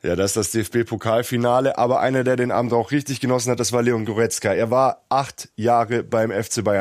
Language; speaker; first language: German; native; German